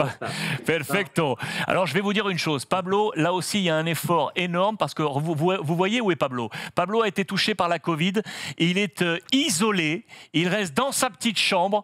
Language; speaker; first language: French; native; French